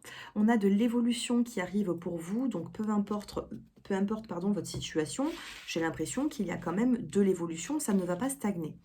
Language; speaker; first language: French; native; French